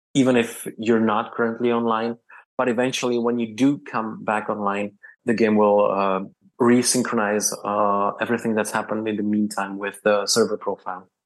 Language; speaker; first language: English; non-native, fluent; Czech